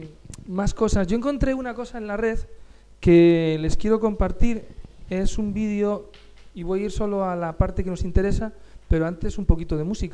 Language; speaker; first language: Spanish; native; Spanish